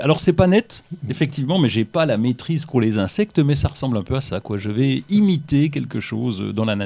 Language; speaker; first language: French; native; French